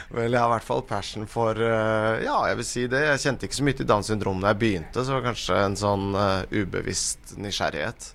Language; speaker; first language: Norwegian; native; Norwegian